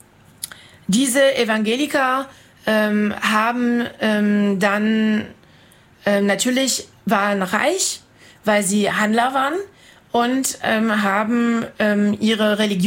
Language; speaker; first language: German; non-native, fluent; French